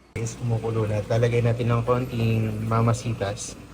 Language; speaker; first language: Filipino; native; Filipino